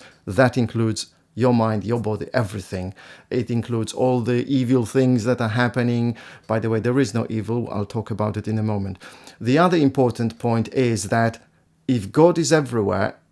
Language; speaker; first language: English; non-native, fluent; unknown